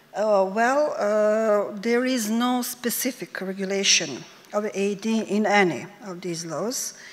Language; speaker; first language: English; non-native, fluent; Serbian